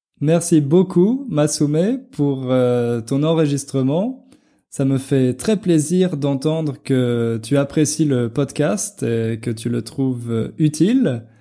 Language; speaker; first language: French; native; French